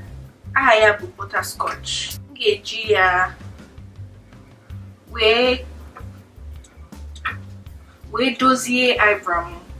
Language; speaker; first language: Igbo; early bilingual, heritage; English